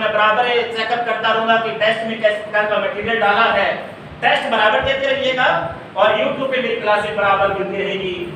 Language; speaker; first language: Hindi; native; Hindi